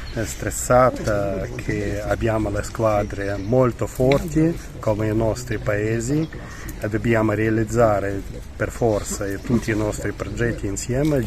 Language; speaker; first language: Italian; non-native, learner; Ukrainian